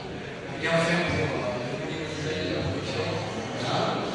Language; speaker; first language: French; native; French